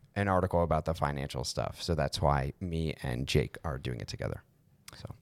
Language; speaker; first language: English; native; English